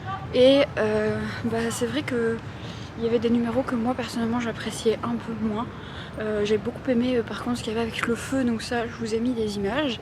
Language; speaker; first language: French; native; French